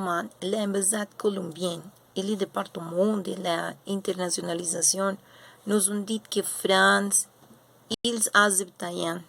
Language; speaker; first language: French; non-native, learner; Spanish